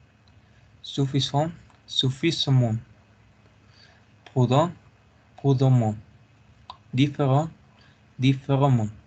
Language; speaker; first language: French; non-native, learner; Spanish